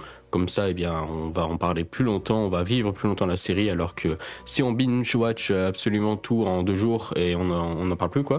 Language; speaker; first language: French; native; French